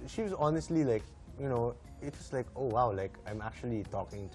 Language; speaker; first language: English; non-native, local second language; Filipino